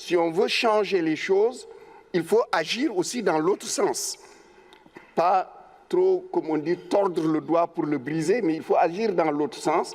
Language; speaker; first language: French; non-native, local second language; Wolof